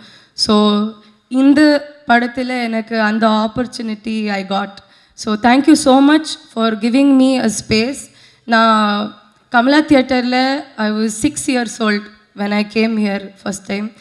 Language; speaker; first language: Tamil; non-native, learner; Kannada